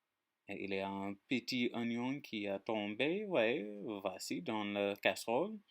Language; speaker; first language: French; non-native, learner; English